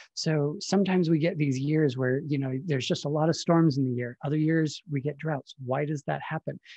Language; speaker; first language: English; native; English